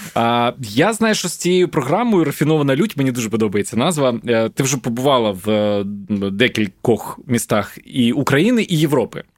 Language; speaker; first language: Ukrainian; native; Ukrainian